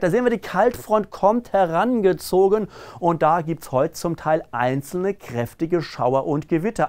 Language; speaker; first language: German; native; German